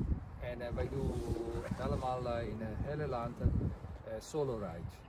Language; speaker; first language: Dutch; non-native, learner; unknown